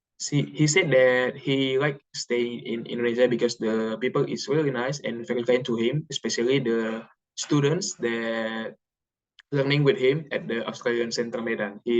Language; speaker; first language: English; non-native, learner; Indonesian